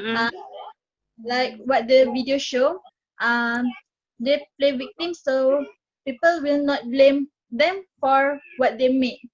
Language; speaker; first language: English; non-native, learner; Malay